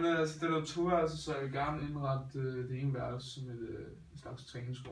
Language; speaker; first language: Danish; native; Danish